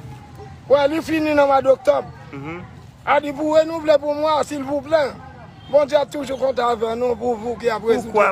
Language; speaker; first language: French; non-native, learner; Haitian Creole